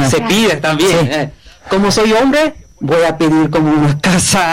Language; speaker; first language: Spanish; non-native, learner; Bangla